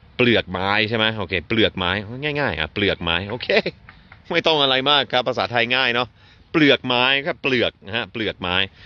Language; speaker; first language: Thai; non-native, fluent; English